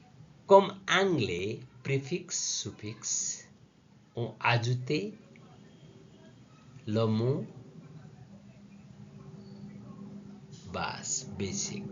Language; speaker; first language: French; non-native, learner; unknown